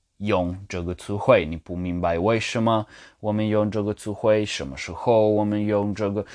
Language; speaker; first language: Chinese; non-native, learner; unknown